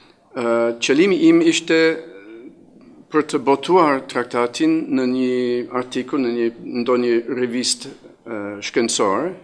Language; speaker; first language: Albanian; non-native, fluent; English